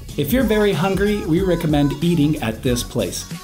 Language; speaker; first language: English; non-native, fluent; Italian